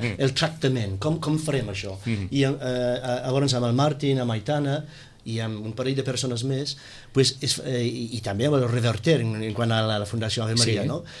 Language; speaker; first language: Catalan; non-native, fluent; English